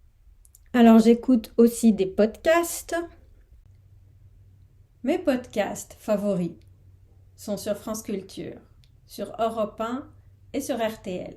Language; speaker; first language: French; non-native, fluent; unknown